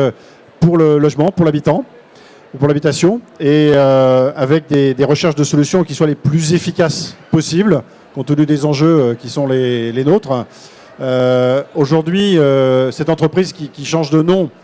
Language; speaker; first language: French; native; French